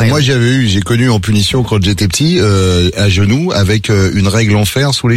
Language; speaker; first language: French; native; French